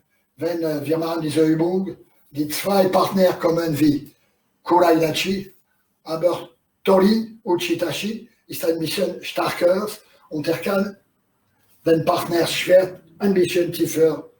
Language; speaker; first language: German; non-native, learner; French